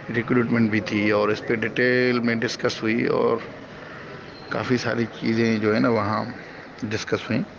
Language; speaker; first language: Urdu; non-native, local second language; Sindhi